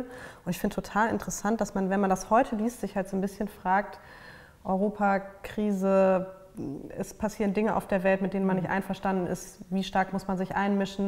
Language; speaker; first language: German; native; German